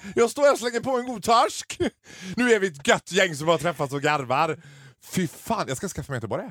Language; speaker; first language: Swedish; native; Swedish